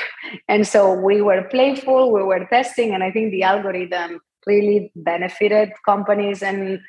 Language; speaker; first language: English; non-native, fluent; Spanish